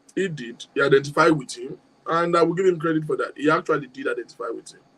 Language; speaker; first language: English; non-native, local second language; Yoruba